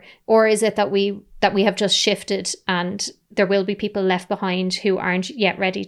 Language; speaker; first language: English; native; English